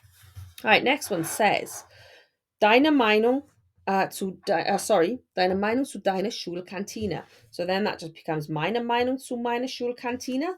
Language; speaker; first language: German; non-native, fluent; English